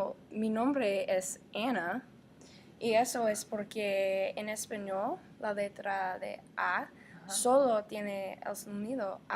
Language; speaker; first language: Spanish; non-native, learner; English